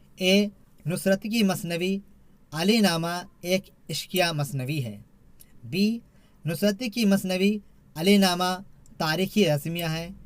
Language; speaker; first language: Urdu; native; Urdu